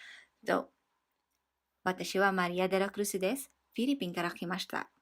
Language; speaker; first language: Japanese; non-native, fluent; Filipino